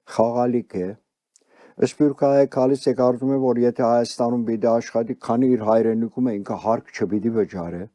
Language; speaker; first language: Armenian; early bilingual, heritage; Armenian